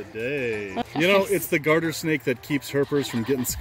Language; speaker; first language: English; native; English